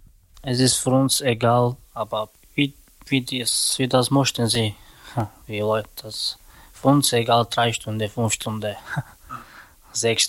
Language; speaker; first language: German; non-native, learner; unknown